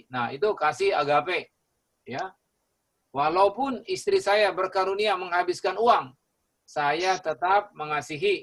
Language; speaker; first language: Indonesian; native; Indonesian